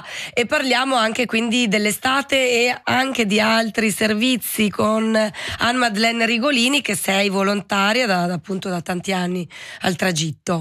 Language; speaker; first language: Italian; native; Italian